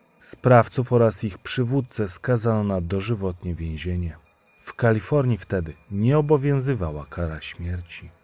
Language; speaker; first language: Polish; native; Polish